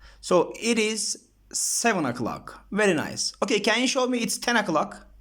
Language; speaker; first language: English; non-native, learner; Turkish